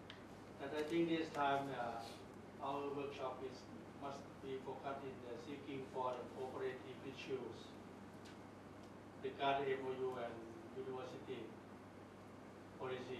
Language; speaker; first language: English; non-native, learner; Thai